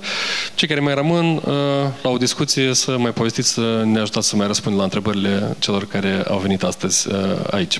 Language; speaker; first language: Romanian; native; Romanian